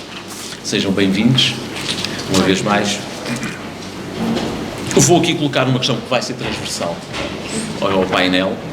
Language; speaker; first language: Portuguese; native; Portuguese